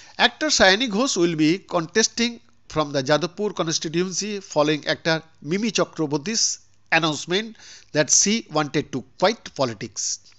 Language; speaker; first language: English; non-native, local second language; Bangla